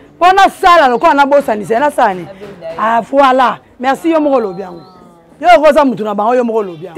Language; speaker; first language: Lingala; non-native, local second language; Luba-Lulua